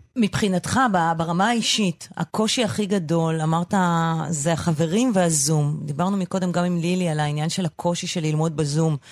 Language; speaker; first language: Hebrew; native; Hebrew